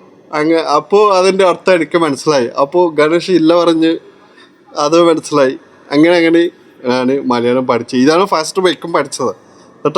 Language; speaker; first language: Malayalam; non-native, learner; Bangla